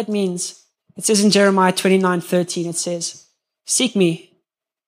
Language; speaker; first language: English; native; English